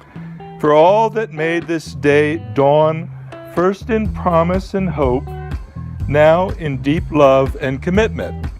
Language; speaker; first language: English; native; English